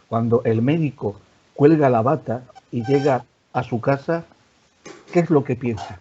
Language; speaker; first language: Spanish; native; Spanish